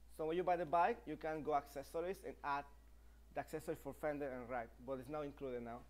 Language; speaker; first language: English; non-native, fluent; Spanish